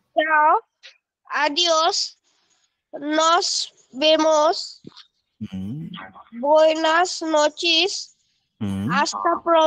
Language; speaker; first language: Spanish; non-native, learner; Marathi